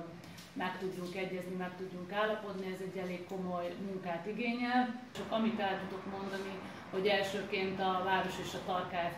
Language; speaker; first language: Hungarian; native; Hungarian